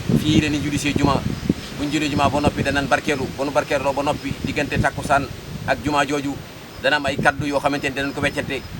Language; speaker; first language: Wolof; native; Wolof